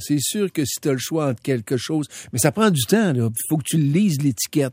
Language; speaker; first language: French; native; French